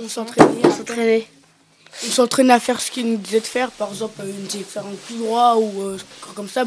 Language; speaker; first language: French; native; French